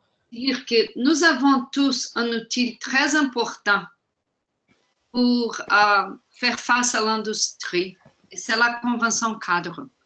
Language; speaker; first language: French; non-native, fluent; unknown